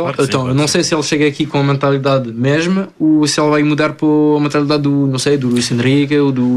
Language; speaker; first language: Portuguese; early bilingual, other home language; French